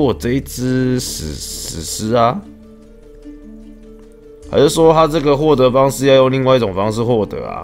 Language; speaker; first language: Chinese; native; Chinese